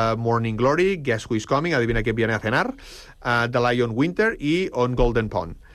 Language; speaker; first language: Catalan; native; Catalan